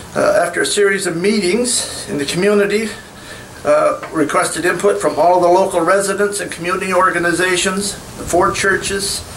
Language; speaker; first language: English; native; English